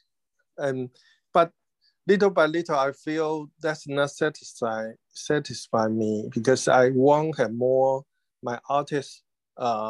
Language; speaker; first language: English; non-native, learner; Chinese